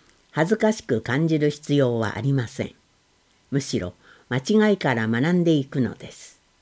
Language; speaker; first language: Japanese; non-native, fluent; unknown